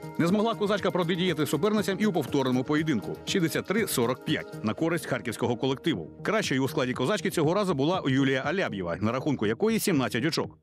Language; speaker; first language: Ukrainian; native; Ukrainian